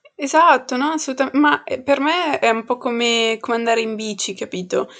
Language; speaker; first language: Italian; early bilingual, other home language; Arabic